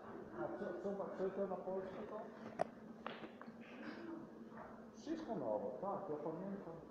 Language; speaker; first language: Polish; non-native, learner; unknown